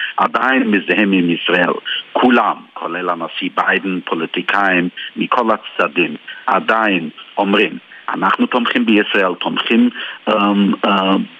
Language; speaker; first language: Hebrew; non-native, fluent; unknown